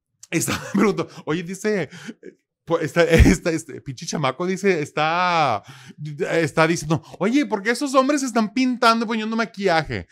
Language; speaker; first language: Spanish; early bilingual, heritage; Spanish